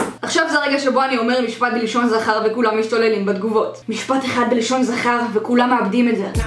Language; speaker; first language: Hebrew; native; Hebrew